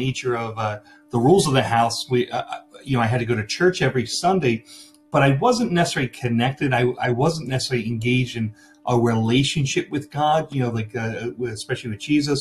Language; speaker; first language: English; native; English